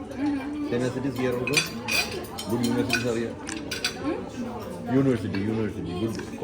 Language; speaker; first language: English; non-native, local second language; Malayalam